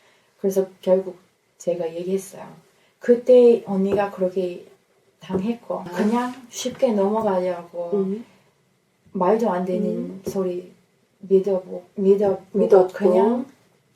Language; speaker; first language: Korean; non-native, fluent; English